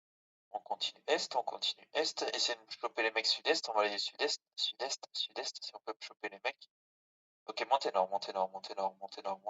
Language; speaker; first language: French; native; French